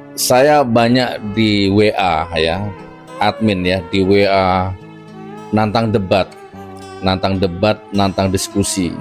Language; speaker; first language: Indonesian; non-native, local second language; Madurese